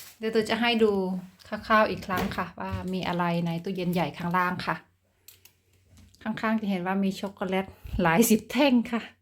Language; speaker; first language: Thai; native; Thai